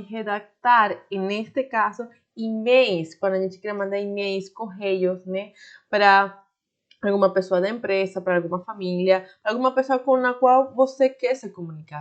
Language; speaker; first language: Portuguese; non-native, fluent; Spanish